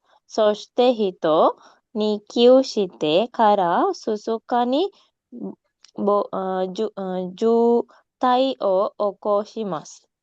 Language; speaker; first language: Japanese; non-native, learner; Sinhala